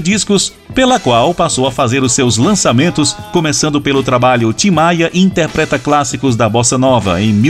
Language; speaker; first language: Portuguese; native; Portuguese